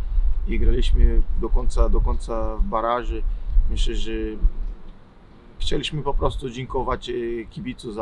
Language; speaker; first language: Polish; non-native, learner; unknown